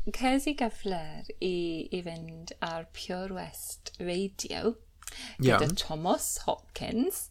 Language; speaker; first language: Welsh; non-native, fluent; English